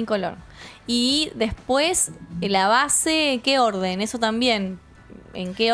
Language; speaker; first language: Spanish; native; Spanish